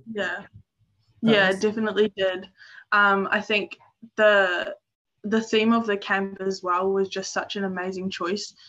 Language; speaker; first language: English; native; English